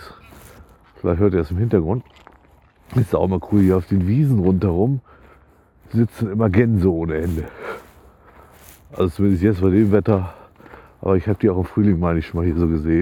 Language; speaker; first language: German; native; German